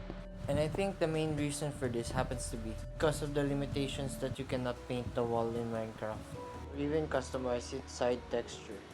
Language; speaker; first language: English; non-native, local second language; Filipino